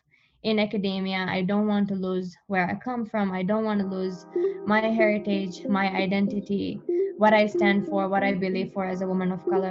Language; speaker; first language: English; non-native, fluent; Divehi